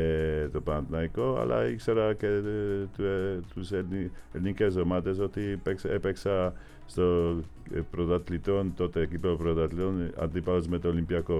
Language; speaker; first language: Greek; non-native, fluent; Polish